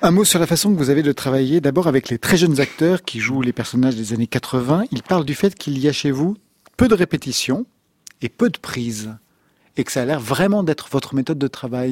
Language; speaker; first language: French; native; French